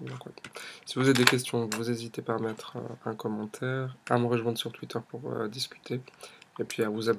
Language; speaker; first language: French; native; French